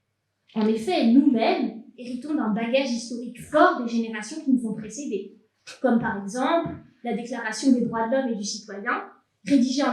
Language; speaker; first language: French; native; French